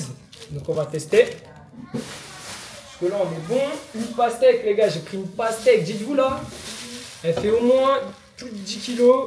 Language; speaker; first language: French; native; French